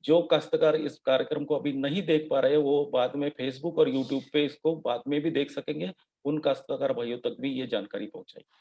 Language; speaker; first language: Hindi; non-native, local second language; Marathi